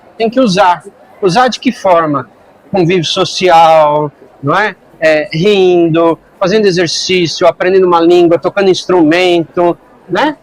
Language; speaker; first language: Portuguese; native; Portuguese